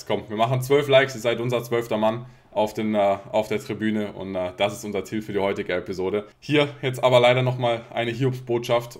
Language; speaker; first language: German; native; German